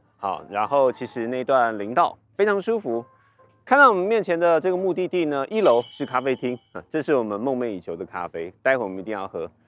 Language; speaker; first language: Chinese; native; Chinese